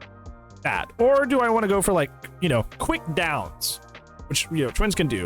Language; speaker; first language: English; native; English